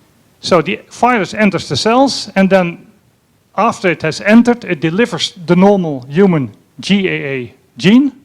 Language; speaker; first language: English; non-native, fluent; Dutch